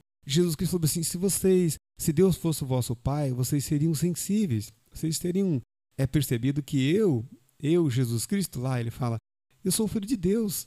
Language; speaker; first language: Portuguese; native; Portuguese